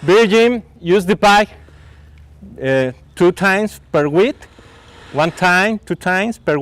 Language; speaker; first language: English; non-native, learner; Spanish